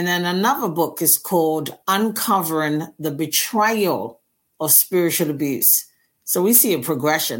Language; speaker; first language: English; native; English